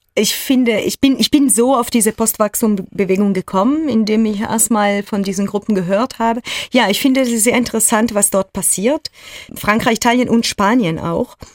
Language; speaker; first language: German; non-native, fluent; Italian